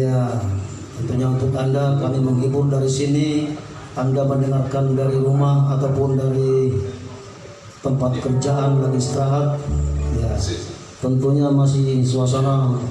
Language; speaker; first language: Indonesian; native; Indonesian